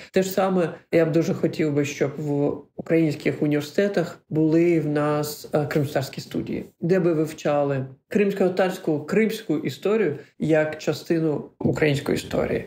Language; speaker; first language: Ukrainian; non-native, local second language; Crimean Tatar